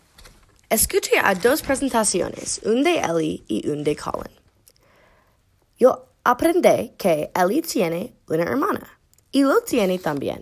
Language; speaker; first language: Spanish; non-native, learner; English